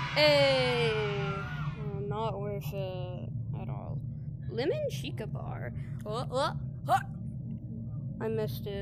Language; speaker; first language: English; native; English